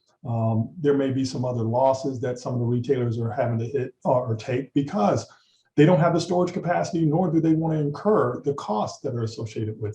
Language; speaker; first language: English; native; English